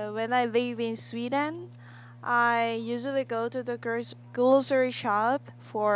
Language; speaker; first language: English; non-native, learner; Korean